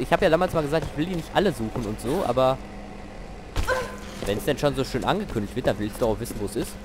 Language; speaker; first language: German; native; German